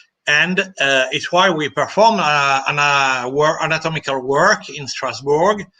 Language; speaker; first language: English; non-native, fluent; French